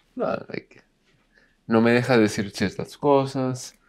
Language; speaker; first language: Spanish; non-native, learner; English